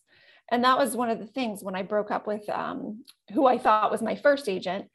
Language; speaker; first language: English; native; English